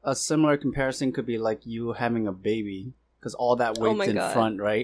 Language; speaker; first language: English; non-native, local second language; Cantonese